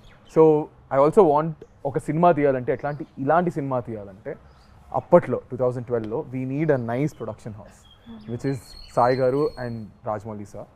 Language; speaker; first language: Telugu; native; Telugu